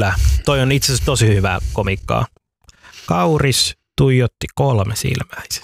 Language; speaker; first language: Finnish; early bilingual, other home language; Somali